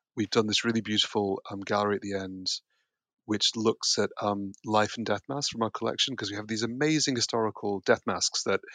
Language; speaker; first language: English; native; English